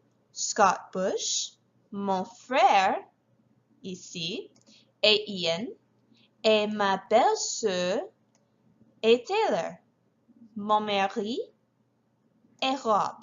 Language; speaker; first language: French; non-native, fluent; English